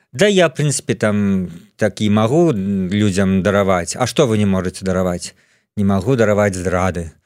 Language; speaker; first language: Belarusian; non-native, local second language; Russian